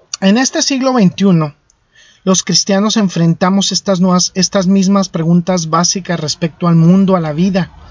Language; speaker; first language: Spanish; native; Spanish